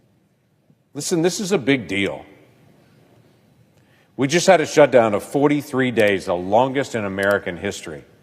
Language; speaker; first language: English; native; English